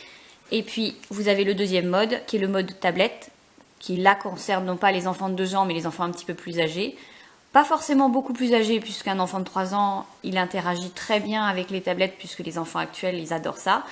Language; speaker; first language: French; native; French